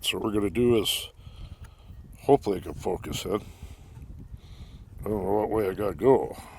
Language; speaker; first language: English; native; English